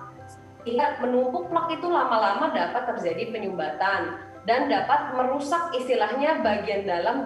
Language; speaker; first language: Indonesian; native; Indonesian